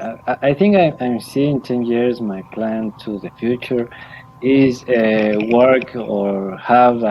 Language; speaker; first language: English; non-native, learner; Spanish